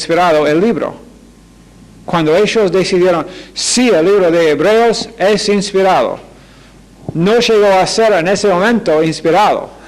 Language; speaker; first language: Spanish; non-native, fluent; English